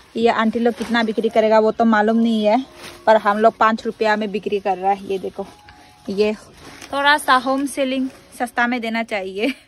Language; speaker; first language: Hindi; non-native, local second language; Chakma